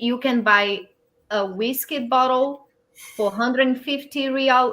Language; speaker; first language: English; non-native, learner; Portuguese